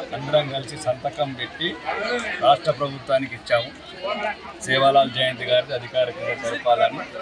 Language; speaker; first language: Telugu; native; Telugu